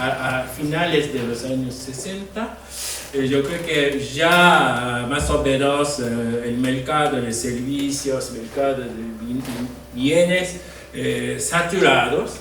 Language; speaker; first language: Spanish; non-native, fluent; Japanese